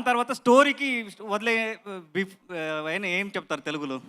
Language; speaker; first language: Telugu; non-native, learner; Kannada